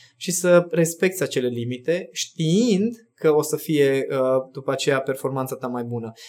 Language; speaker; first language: Romanian; non-native, local second language; Hungarian